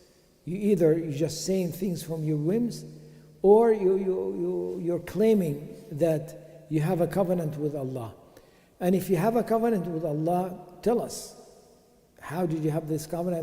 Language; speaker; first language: English; non-native, fluent; Arabic